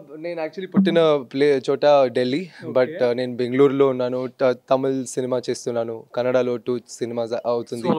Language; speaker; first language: Telugu; non-native, local second language; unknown